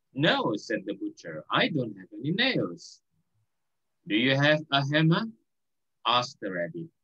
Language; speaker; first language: English; non-native, fluent; Indonesian